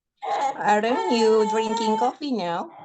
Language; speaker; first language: English; non-native, learner; Indonesian